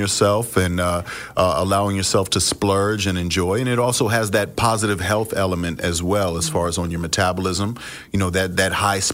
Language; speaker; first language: English; early bilingual, other home language; Russian